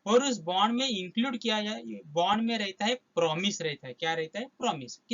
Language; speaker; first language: Hindi; non-native, local second language; Marathi